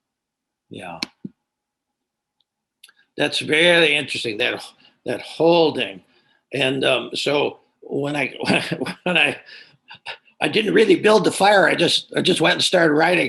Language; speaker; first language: English; native; English